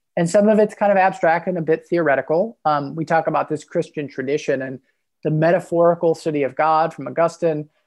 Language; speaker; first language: English; native; English